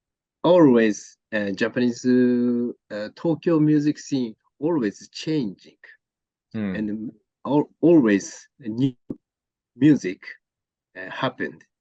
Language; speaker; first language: English; non-native, learner; Japanese